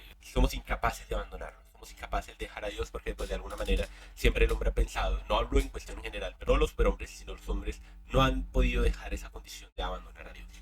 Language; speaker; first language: Spanish; native; Spanish